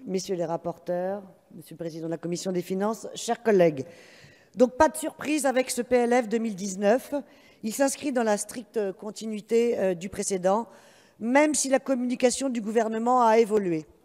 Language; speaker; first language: French; native; French